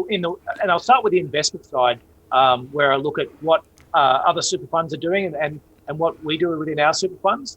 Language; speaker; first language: English; native; English